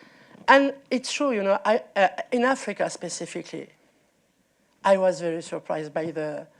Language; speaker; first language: English; non-native, learner; French